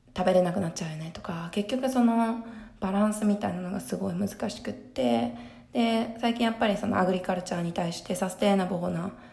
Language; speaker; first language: Japanese; early bilingual, heritage; Japanese